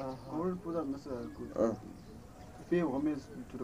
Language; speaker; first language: English; non-native, learner; Newari